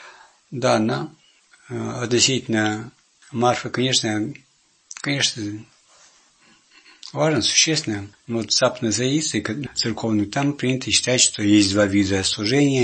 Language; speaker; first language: Russian; native; Russian